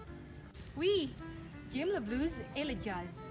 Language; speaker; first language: French; non-native, learner; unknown